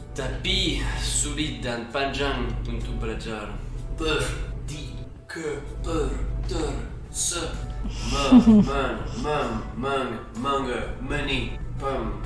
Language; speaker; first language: Indonesian; non-native, learner; French